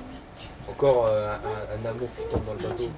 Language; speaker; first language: French; native; French